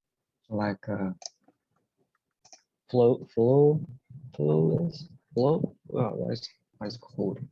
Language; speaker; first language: English; non-native, learner; Korean